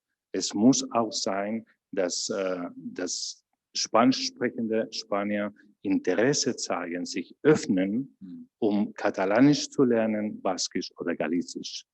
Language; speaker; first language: German; non-native, fluent; Spanish